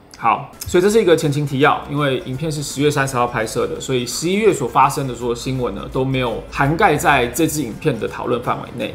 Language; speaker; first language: Chinese; native; Chinese